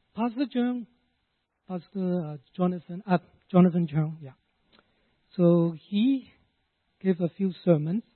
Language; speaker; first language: English; non-native, local second language; Cantonese